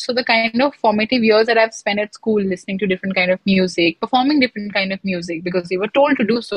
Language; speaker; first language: English; non-native, local second language; Hindi